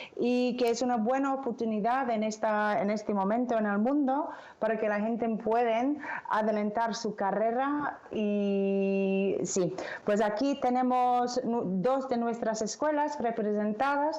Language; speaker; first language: Spanish; non-native, fluent; English